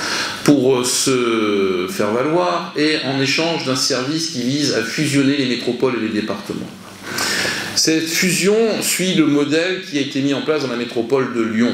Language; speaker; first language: French; native; French